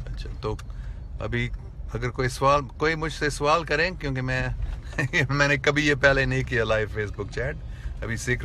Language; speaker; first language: Hindi; non-native, local second language; English